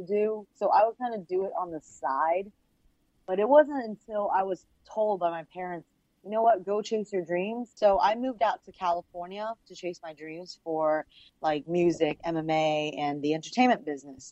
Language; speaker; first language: English; early bilingual, other home language; Chinese